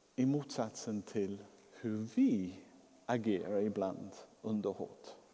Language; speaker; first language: Swedish; non-native, fluent; English